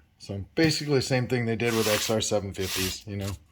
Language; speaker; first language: English; native; English